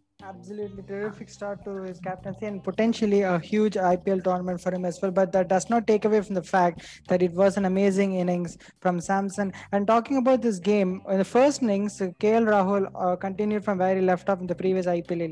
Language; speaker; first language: English; non-native, local second language; Tamil